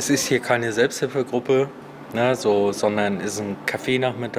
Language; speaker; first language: German; native; German